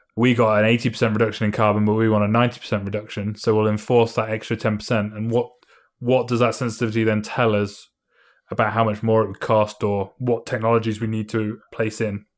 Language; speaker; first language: English; native; English